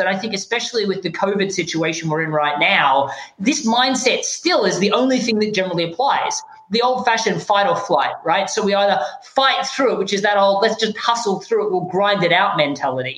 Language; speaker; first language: English; native; English